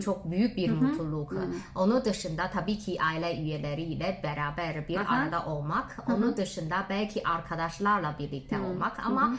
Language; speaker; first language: Turkish; non-native, learner; Chinese